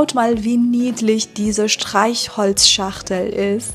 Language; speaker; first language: German; non-native, fluent; Persian